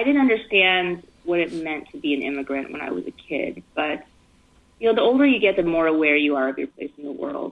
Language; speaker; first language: English; early bilingual, other home language; Chinese